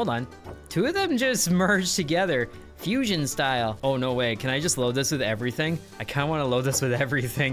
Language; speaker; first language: English; native; English